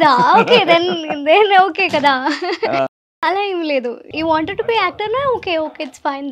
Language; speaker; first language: Telugu; non-native, learner; Malayalam